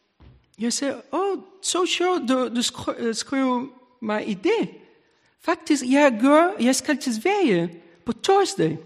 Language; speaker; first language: Danish; non-native, learner; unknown